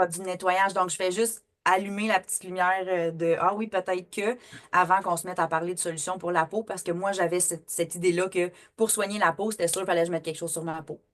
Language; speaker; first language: French; native; French